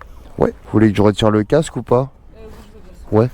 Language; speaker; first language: French; native; French